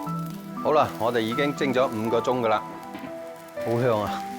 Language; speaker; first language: Chinese; native; Chinese